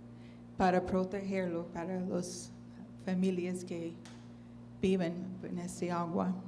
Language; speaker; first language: Spanish; non-native, fluent; English